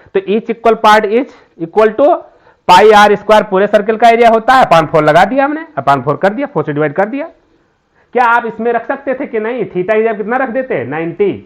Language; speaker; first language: Hindi; native; Hindi